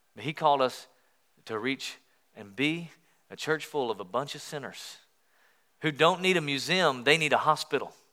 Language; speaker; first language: English; native; English